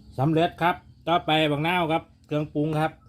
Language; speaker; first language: Thai; non-native, local second language; Northeastern Thai